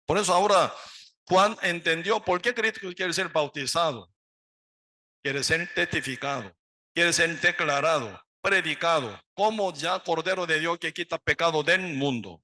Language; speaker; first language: Spanish; non-native, learner; Korean